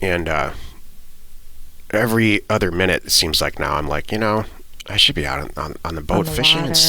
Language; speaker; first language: English; native; English